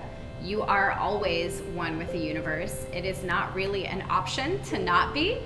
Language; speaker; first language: English; native; English